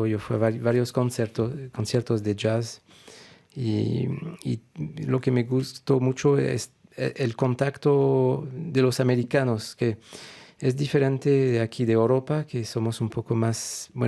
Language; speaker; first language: Spanish; non-native, fluent; French